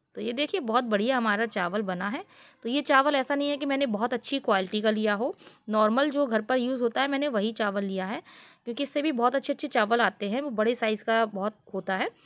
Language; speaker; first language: Hindi; native; Hindi